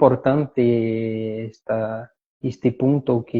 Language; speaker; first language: Spanish; non-native, fluent; Portuguese